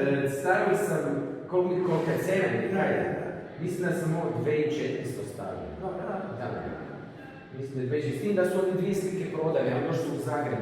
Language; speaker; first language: Croatian; native; Croatian